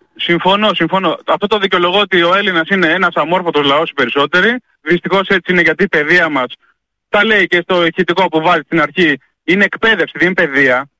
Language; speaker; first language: Greek; native; Greek